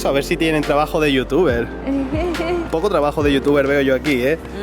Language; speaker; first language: Spanish; native; Spanish